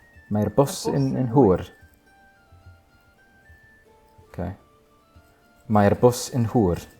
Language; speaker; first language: Welsh; non-native, learner; English